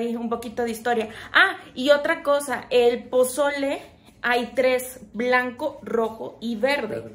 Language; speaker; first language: Spanish; native; Spanish